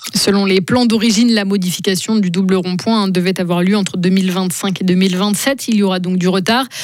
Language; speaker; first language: French; native; French